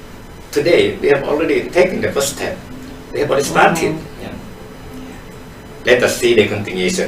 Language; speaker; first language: English; non-native, fluent; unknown